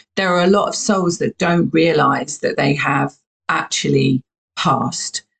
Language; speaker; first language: English; native; English